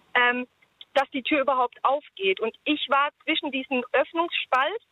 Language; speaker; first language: German; native; German